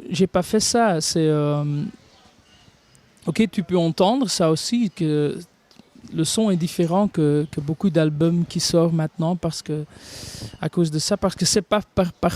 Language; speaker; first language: French; non-native, local second language; Dutch